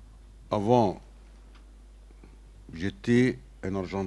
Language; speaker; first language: French; non-native, learner; Arabic